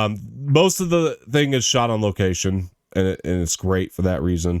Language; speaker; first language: English; native; English